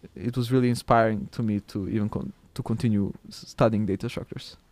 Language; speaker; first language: English; non-native, fluent; Macedonian